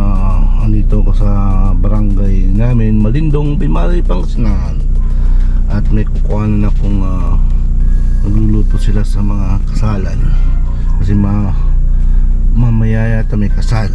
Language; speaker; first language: Filipino; non-native, local second language; Pangasinan